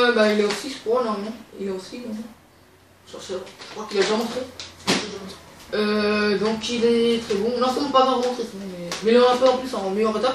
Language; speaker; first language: French; native; French